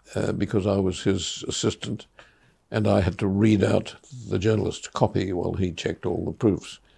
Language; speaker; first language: English; native; English